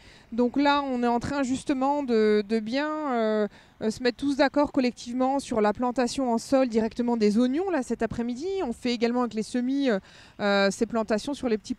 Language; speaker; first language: French; native; French